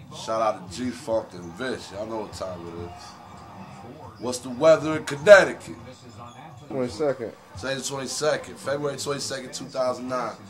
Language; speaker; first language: English; native; English